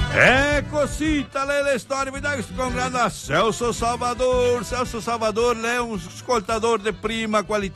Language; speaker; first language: Italian; early bilingual, heritage; Venetian